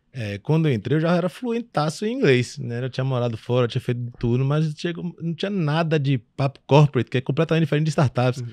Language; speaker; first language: Portuguese; early bilingual, other home language; French